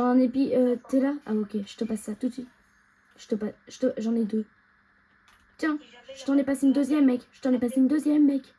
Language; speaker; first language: French; native; French